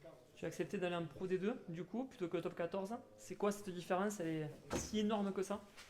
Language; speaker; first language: French; native; French